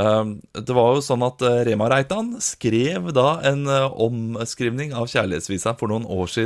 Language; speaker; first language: Norwegian; native; Norwegian